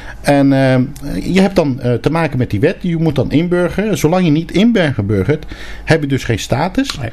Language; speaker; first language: Dutch; early bilingual, other home language; Turkish